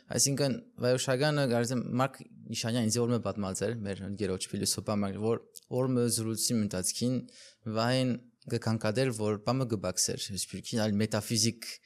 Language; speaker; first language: Armenian; early bilingual, heritage; Armenian